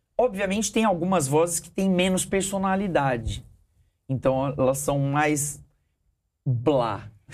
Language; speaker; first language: Portuguese; early bilingual, heritage; Portuguese